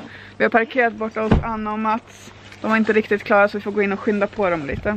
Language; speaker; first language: Swedish; native; Swedish